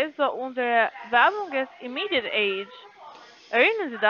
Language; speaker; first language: German; non-native, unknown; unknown